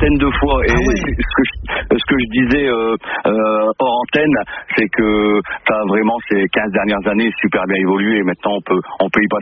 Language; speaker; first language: French; native; French